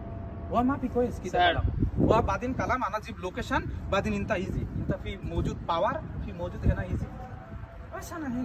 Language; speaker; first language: Arabic; non-native, learner; Bangla